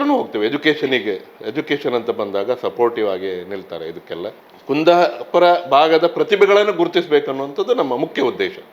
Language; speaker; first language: Kannada; native; Kannada